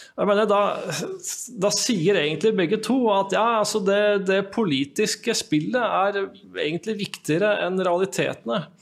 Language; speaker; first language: Norwegian; native; Norwegian